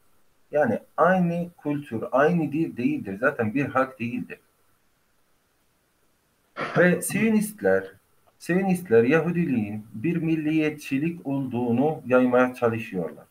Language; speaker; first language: Turkish; non-native, fluent; Arabic